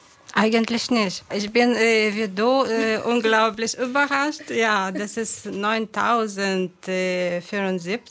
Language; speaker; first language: German; non-native, fluent; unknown